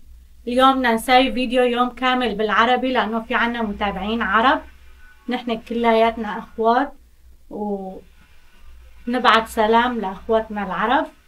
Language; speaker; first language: Arabic; non-native, local second language; Kurdish